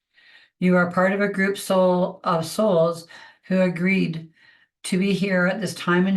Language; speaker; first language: English; native; English